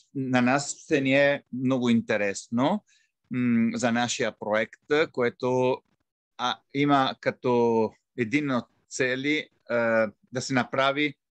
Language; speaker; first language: Bulgarian; non-native, fluent; Italian